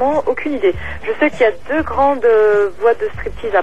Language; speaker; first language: French; native; French